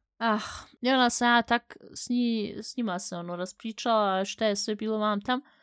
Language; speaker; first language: Bosnian; early bilingual, heritage; Bosnian